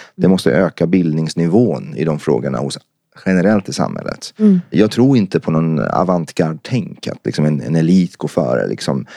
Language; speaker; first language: Swedish; early bilingual, other home language; Persian